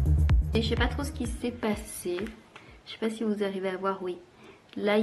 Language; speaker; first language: French; native; French